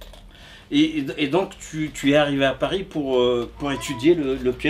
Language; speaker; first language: French; native; French